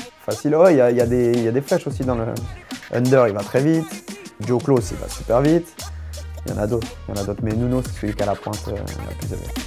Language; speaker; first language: French; native; French